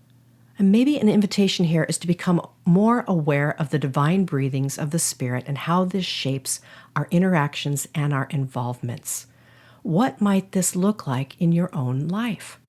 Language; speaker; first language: English; native; English